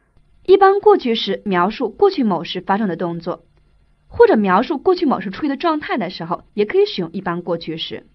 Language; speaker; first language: Chinese; native; Chinese